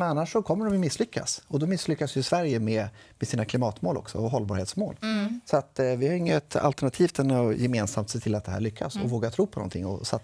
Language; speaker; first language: Swedish; native; Swedish